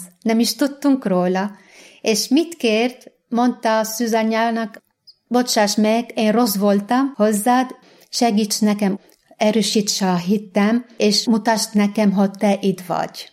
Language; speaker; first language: Hungarian; non-native, fluent; Arabic